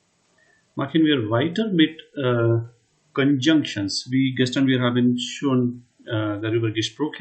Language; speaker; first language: German; non-native, fluent; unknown